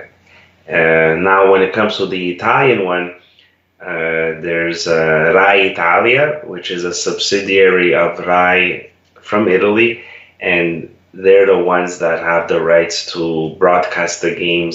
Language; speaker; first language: English; non-native, fluent; Italian